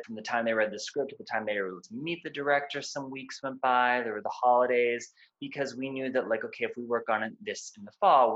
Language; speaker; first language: English; native; English